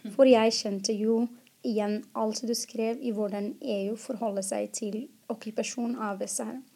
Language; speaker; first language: Norwegian; non-native, fluent; Arabic